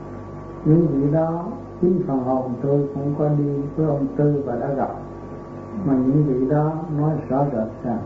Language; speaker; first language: French; non-native, learner; Vietnamese